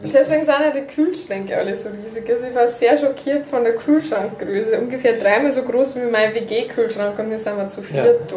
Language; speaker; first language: German; native; German